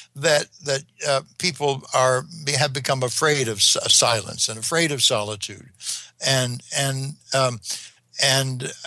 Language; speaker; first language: English; native; English